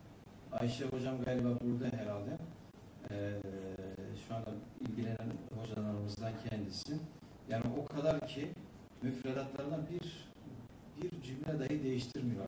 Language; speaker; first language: Turkish; native; Turkish